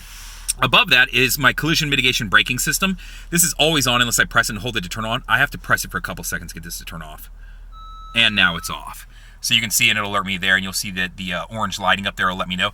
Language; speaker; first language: English; native; English